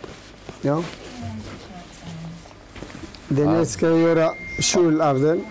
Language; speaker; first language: Swedish; non-native, learner; Turoyo